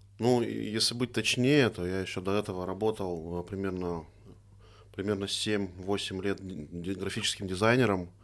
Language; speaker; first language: Russian; native; Russian